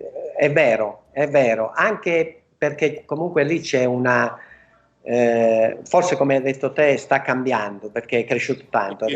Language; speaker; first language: Italian; native; Italian